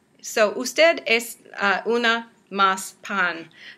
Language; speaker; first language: Spanish; non-native, learner; English